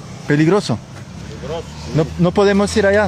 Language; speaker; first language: Spanish; non-native, learner; French